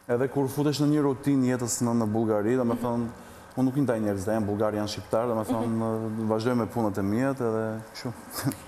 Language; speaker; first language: Albanian; early bilingual, heritage; Albanian